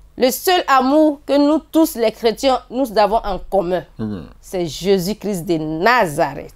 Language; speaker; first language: French; non-native, local second language; Dyula